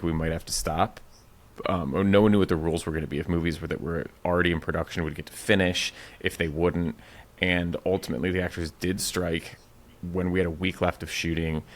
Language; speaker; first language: English; native; English